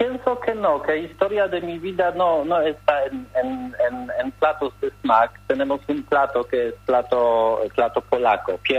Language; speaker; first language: Spanish; non-native, learner; Polish